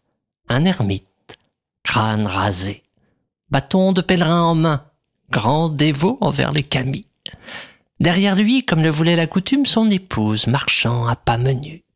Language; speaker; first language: French; native; French